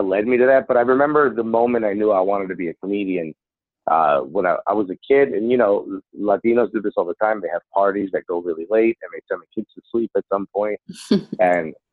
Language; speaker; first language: English; early bilingual, other home language; Spanish